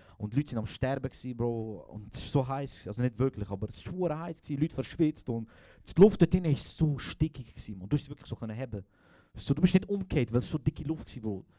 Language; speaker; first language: German; early bilingual, other home language; Croatian